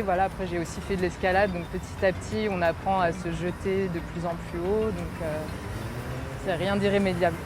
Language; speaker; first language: French; native; French